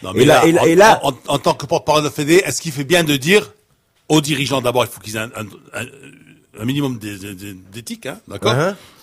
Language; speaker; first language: French; non-native, local second language; Arabic